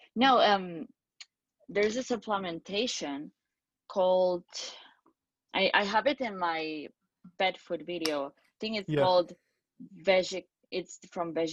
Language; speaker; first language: English; non-native, fluent; Spanish